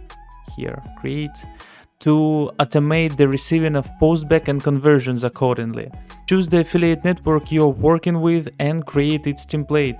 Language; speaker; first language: English; non-native, fluent; Russian